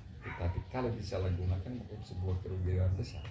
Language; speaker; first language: Indonesian; non-native, local second language; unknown